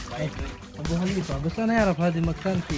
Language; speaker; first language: Arabic; non-native, learner; Filipino